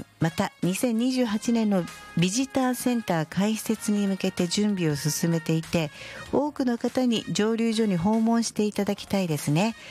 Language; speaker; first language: Japanese; native; Japanese